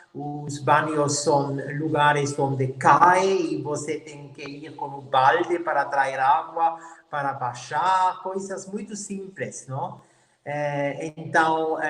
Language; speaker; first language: Portuguese; non-native, learner; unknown